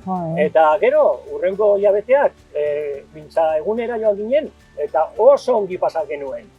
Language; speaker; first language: Basque; non-native, fluent; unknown